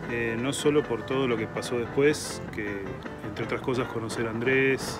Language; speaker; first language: Spanish; native; Spanish